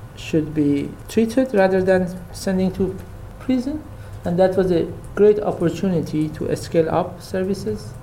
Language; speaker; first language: English; non-native, fluent; Persian